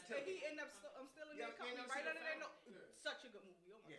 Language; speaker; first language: English; native; English